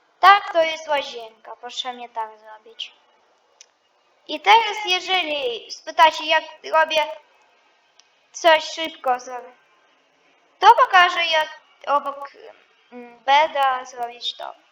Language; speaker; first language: Polish; non-native, learner; Ukrainian